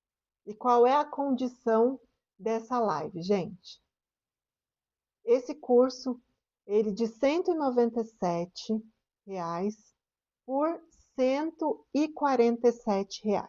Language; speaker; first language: Portuguese; native; Portuguese